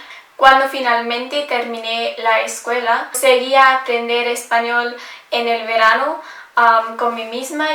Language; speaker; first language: Spanish; non-native, learner; English